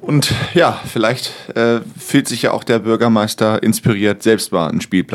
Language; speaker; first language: German; native; German